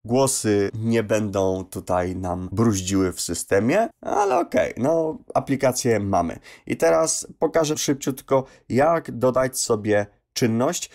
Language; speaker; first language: Polish; native; Polish